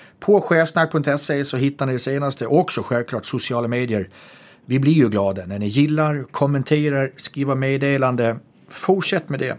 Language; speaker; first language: Swedish; native; Swedish